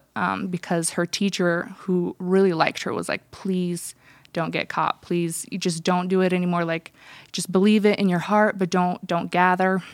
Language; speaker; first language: English; early bilingual, other home language; Russian